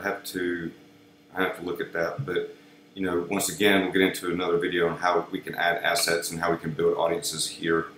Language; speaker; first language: English; native; English